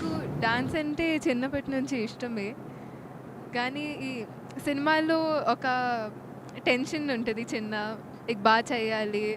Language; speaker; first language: Telugu; non-native, fluent; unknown